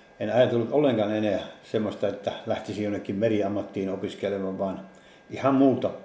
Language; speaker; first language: Finnish; native; Finnish